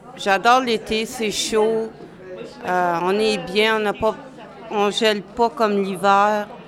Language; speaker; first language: French; native; French